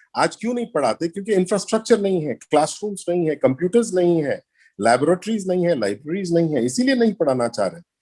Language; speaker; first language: Hindi; non-native, local second language; Urdu